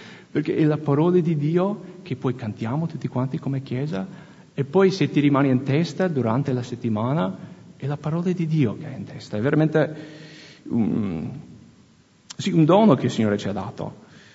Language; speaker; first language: Italian; non-native, fluent; English